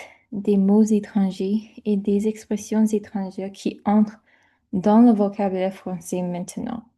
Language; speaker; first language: French; non-native, fluent; English